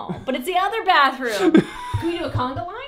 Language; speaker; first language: English; native; English